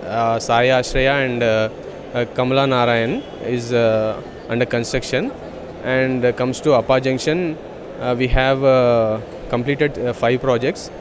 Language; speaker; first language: English; non-native, local second language; Telugu